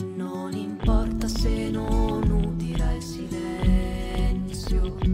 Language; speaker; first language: Italian; non-native, local second language; Venetian